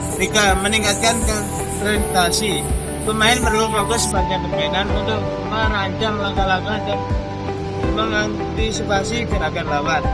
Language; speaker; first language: Indonesian; native; Indonesian